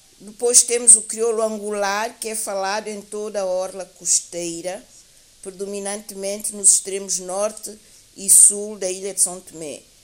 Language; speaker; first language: Portuguese; native; Portuguese